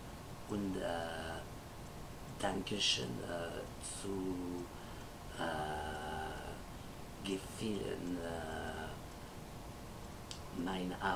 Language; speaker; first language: German; non-native, learner; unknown